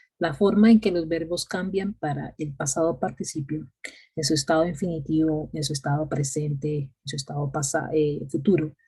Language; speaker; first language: Spanish; native; Spanish